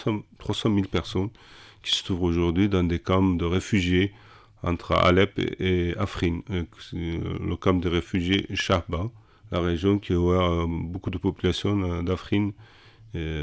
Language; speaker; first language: French; non-native, fluent; Kurdish